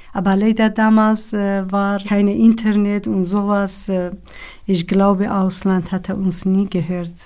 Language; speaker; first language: German; non-native, learner; Kurdish